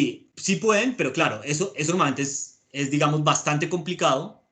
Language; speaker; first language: Spanish; native; Spanish